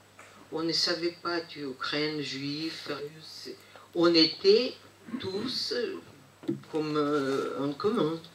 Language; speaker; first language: French; non-native, fluent; Russian